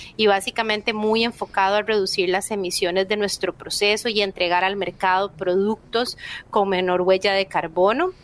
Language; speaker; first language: Spanish; native; Spanish